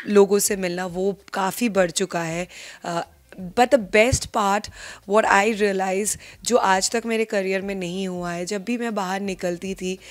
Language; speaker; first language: Hindi; non-native, local second language; Bangla